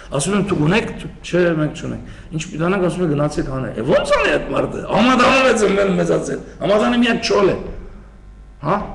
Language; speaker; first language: Armenian; early bilingual, heritage; Armenian